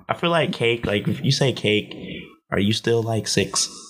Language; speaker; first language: English; native; English